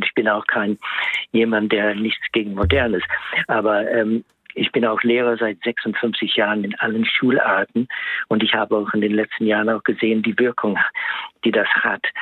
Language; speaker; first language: German; non-native, fluent; English